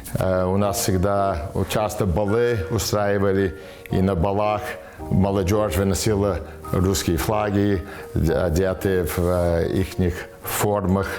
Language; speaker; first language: Russian; early bilingual, heritage; Russian